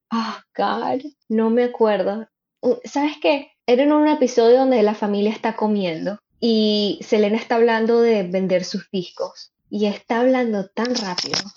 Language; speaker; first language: Spanish; native; Spanish